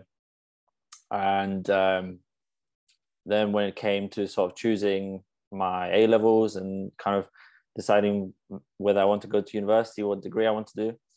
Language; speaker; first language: English; non-native, fluent; Polish